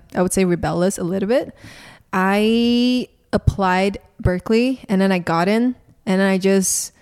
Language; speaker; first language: English; non-native, local second language; Chinese